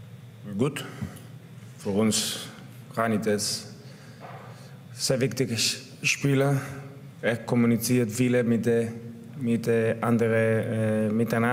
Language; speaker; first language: German; non-native, learner; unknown